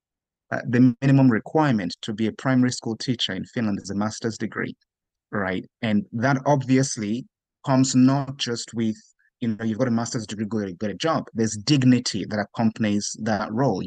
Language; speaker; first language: English; non-native, local second language; Yoruba